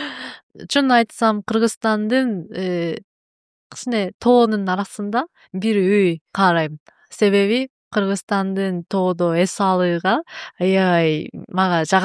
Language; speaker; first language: Kyrgyz; non-native, learner; Japanese